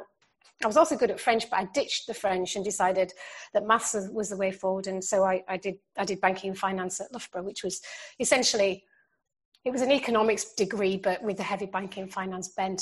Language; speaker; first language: English; native; English